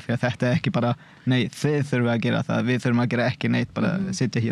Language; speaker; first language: Icelandic; non-native, fluent; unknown